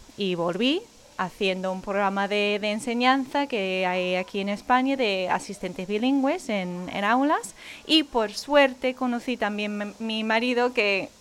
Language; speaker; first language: Spanish; non-native, fluent; English